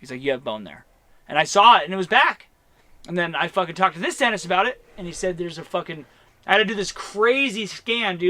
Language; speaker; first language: English; native; English